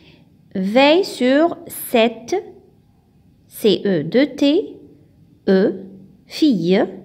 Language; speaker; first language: French; non-native, local second language; Arabic